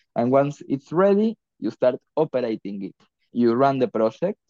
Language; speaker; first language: English; non-native, fluent; Spanish